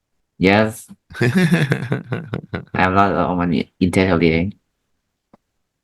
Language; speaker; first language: English; non-native, learner; Vietnamese